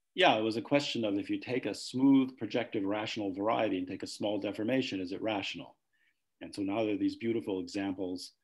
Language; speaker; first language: English; native; English